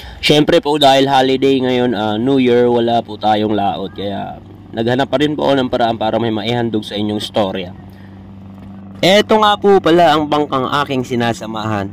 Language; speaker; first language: Filipino; non-native, local second language; Bikol